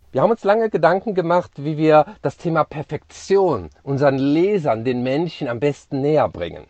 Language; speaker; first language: German; native; German